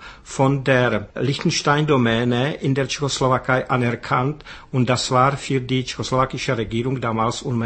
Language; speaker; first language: German; non-native, fluent; Czech